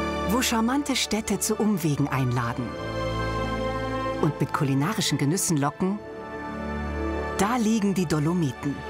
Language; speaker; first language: German; native; German